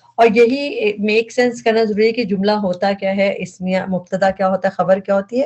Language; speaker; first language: Urdu; native; Urdu